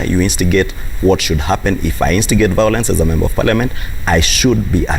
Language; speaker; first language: English; non-native, local second language; Kikuyu